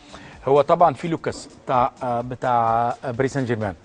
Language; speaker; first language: Arabic; native; Arabic